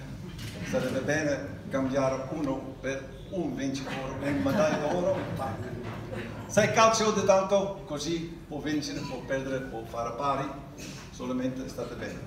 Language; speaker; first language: Italian; non-native, learner; Dutch